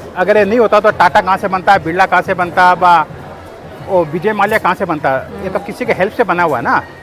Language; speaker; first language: Hindi; non-native, local second language; Assamese